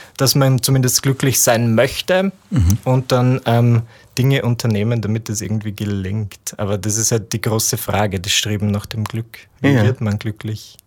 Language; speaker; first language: German; native; German